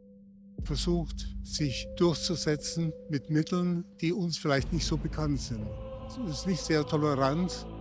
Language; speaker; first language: German; native; German